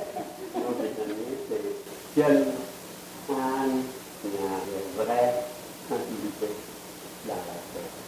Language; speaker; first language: French; non-native, fluent; Vietnamese